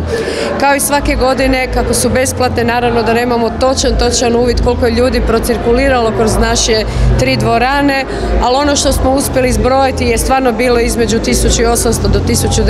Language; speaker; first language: Croatian; native; Croatian